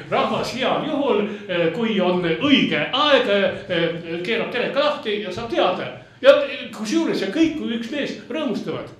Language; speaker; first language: Estonian; non-native, local second language; Russian